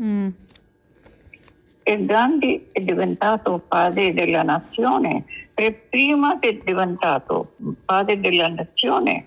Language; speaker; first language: Italian; non-native, learner; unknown